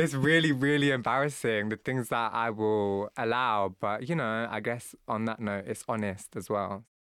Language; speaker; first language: English; native; English